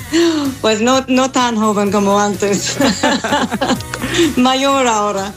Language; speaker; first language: Spanish; non-native, fluent; English